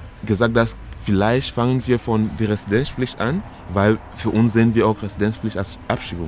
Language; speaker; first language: German; non-native, learner; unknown